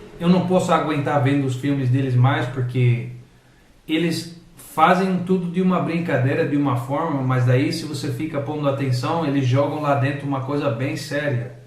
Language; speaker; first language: Portuguese; non-native, fluent; English